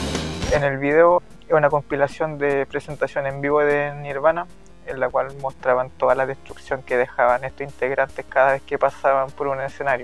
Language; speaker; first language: Spanish; native; Spanish